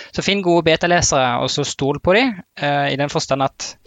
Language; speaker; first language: Norwegian; native; Norwegian